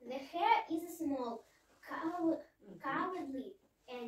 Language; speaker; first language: English; non-native, learner; Russian